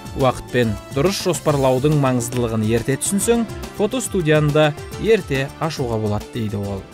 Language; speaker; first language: Kazakh; native; Kazakh